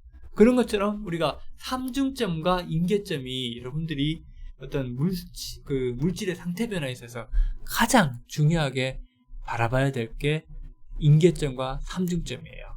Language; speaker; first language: Korean; native; Korean